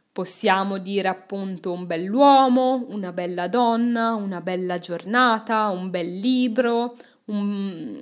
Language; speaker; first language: Italian; native; Italian